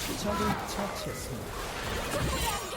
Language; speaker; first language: Korean; native; Korean